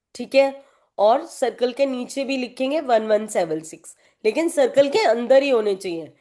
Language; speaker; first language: Hindi; native; Hindi